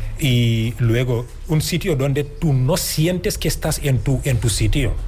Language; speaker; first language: Spanish; non-native, fluent; Wolof